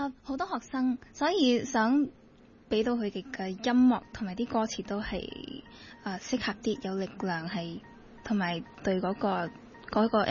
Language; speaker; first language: Cantonese; early bilingual, heritage; Cantonese